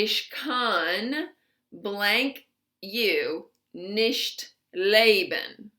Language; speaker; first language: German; non-native, fluent; English